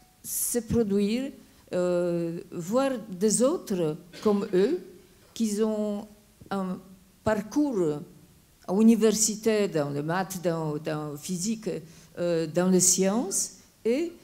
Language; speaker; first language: French; non-native, fluent; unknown